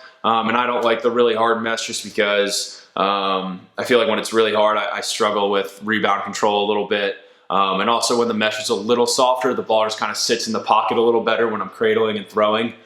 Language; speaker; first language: English; native; English